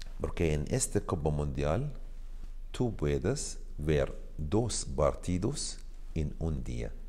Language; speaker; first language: Spanish; non-native, learner; Arabic